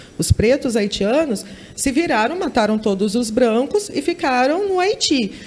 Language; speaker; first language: Portuguese; native; Portuguese